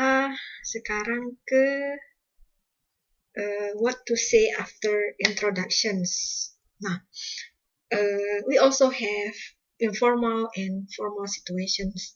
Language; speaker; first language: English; non-native, fluent; Indonesian